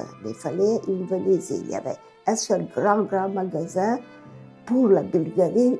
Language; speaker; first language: French; non-native, fluent; Bulgarian